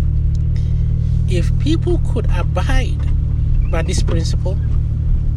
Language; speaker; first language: English; non-native, local second language; Hausa